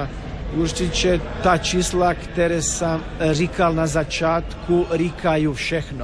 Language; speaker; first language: Czech; non-native, learner; Croatian